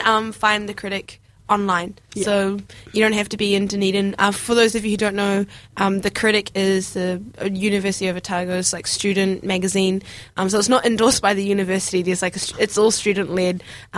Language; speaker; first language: English; native; English